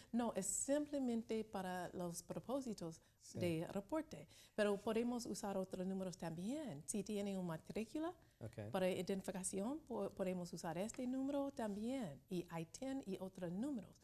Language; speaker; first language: Spanish; non-native, learner; English